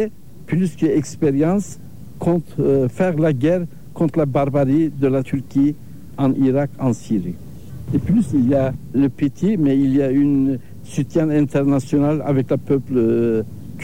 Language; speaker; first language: French; non-native, learner; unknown